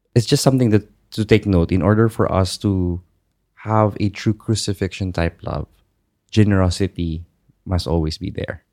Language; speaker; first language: English; non-native, local second language; Filipino